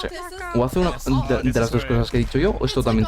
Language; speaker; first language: Spanish; native; Spanish